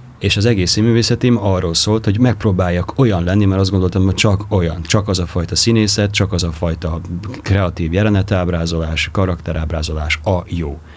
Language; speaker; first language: Hungarian; native; Hungarian